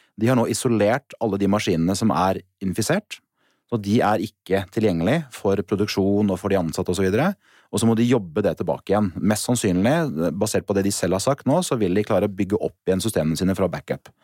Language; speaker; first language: Norwegian; native; Norwegian